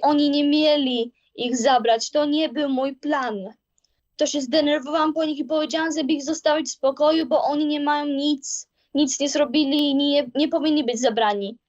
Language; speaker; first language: Polish; early bilingual, heritage; Polish